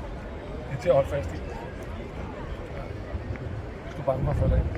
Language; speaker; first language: Danish; native; Danish